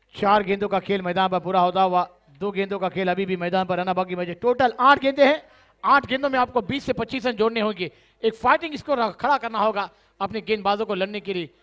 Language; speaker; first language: Hindi; non-native, local second language; Marathi